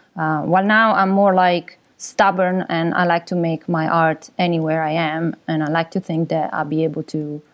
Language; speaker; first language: English; non-native, fluent; Italian